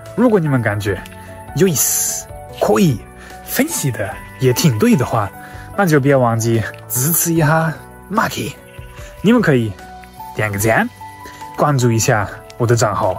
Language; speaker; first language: Chinese; non-native, fluent; German